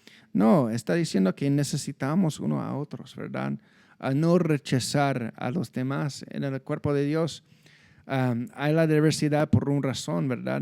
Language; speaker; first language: Spanish; non-native, fluent; English